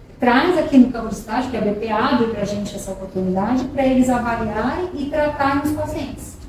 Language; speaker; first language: Portuguese; native; Portuguese